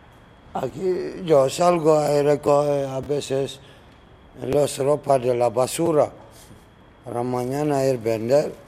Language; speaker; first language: Spanish; non-native, learner; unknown